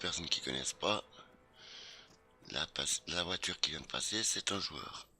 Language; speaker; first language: French; native; French